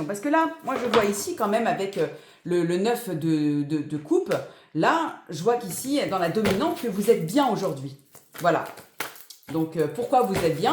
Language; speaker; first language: French; native; French